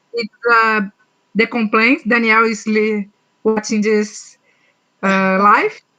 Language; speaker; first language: English; non-native, learner; Portuguese